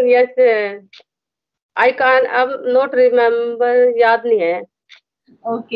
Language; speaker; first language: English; non-native, learner; Hindi